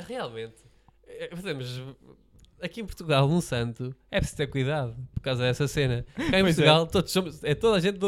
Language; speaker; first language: Portuguese; native; Portuguese